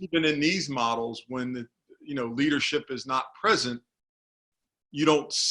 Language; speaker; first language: English; native; English